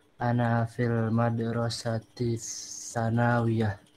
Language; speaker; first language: Arabic; non-native, learner; Indonesian